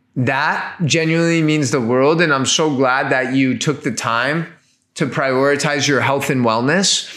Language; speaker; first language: English; native; English